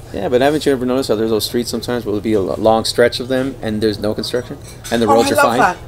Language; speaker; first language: English; native; English